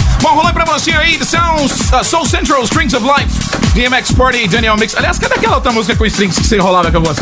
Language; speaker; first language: Portuguese; native; Portuguese